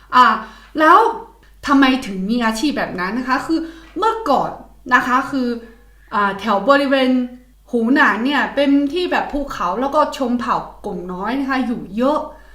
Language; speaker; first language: Thai; non-native, fluent; Chinese